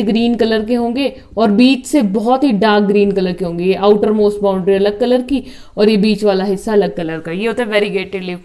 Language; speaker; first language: Hindi; native; Hindi